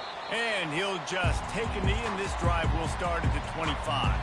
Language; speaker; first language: English; native; English